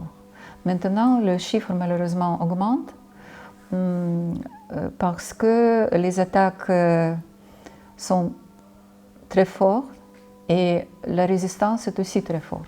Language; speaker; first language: French; non-native, fluent; Ukrainian